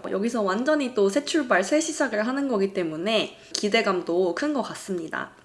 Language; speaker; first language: Korean; native; Korean